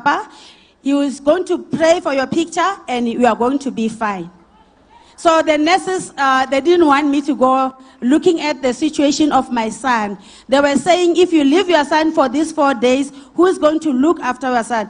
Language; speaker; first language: English; non-native, local second language; Northern Sotho